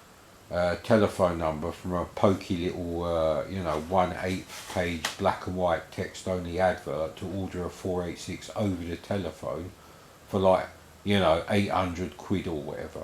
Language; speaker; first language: English; native; English